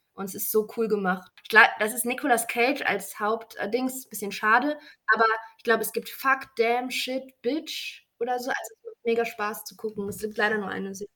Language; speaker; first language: German; native; German